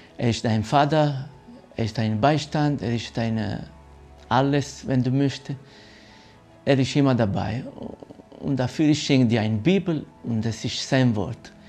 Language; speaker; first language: German; non-native, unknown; Italian